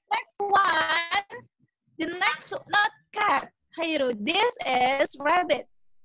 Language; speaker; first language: English; non-native, learner; Indonesian